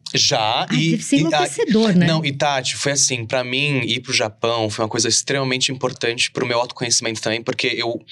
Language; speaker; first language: Portuguese; native; Portuguese